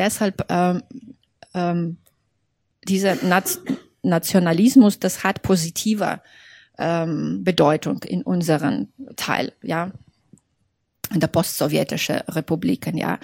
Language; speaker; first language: German; non-native, fluent; Russian